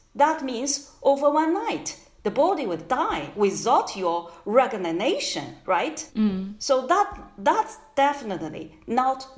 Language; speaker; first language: English; non-native, fluent; Chinese